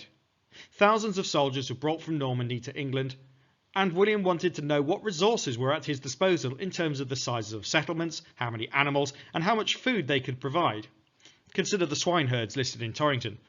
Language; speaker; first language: English; native; English